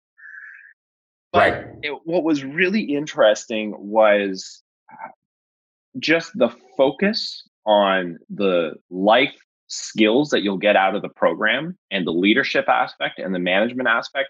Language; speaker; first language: English; native; English